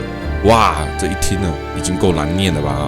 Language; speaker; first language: Chinese; native; Chinese